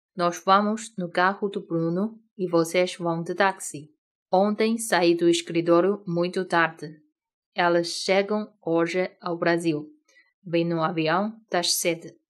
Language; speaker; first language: Portuguese; non-native, fluent; Chinese